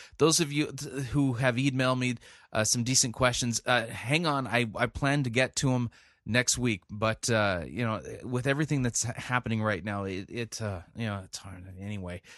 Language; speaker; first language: English; native; English